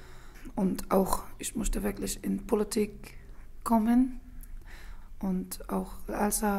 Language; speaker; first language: German; non-native, learner; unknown